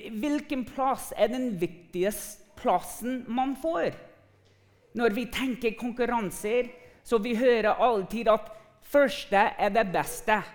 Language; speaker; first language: Norwegian; non-native, fluent; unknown